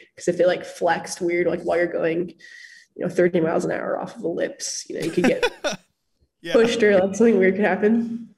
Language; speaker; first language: English; native; English